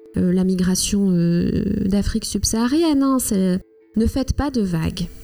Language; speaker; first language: French; non-native, local second language; Kinyarwanda